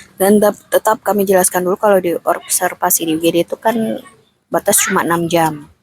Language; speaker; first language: Indonesian; native; Indonesian